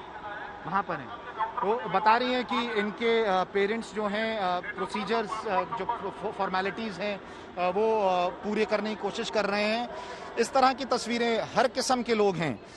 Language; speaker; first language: Hindi; native; Hindi